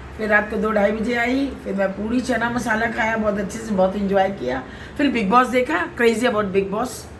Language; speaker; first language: Hindi; native; Hindi